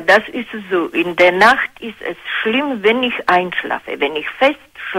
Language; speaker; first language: German; non-native, fluent; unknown